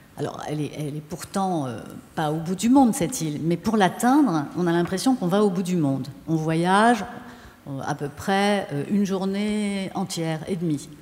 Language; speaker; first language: French; native; French